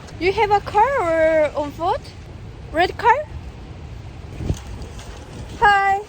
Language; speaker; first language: English; non-native, learner; Korean